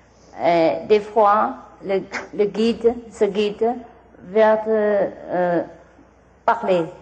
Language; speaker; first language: French; non-native, learner; Vietnamese